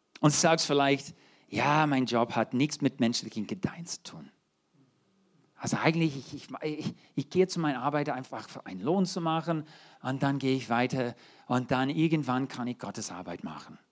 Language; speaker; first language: German; non-native, fluent; English